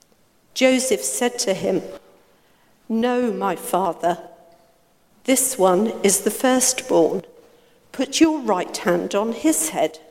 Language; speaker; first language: English; native; English